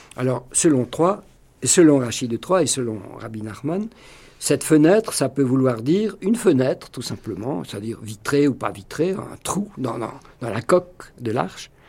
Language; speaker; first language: French; non-native, local second language; Swiss German